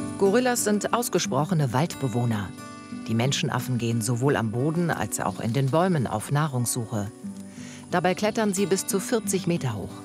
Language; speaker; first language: German; native; German